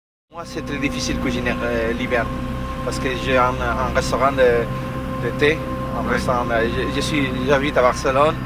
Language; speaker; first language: French; non-native, learner; Spanish